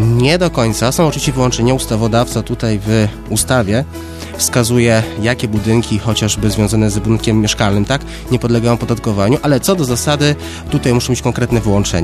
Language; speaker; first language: Polish; native; Polish